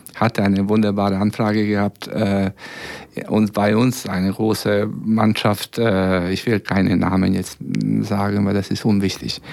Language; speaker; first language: German; non-native, fluent; Serbian